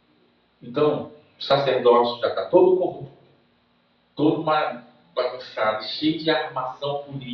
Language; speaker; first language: Portuguese; native; Portuguese